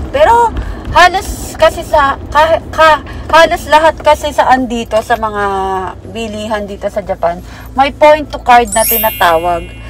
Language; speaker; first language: Filipino; native; Filipino